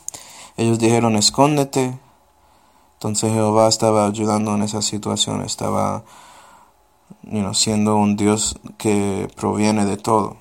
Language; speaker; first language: Spanish; non-native, fluent; English